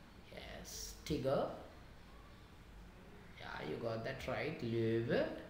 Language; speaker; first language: English; non-native, local second language; Tamil